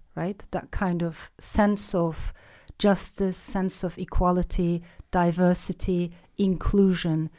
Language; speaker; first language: English; non-native, fluent; Turkish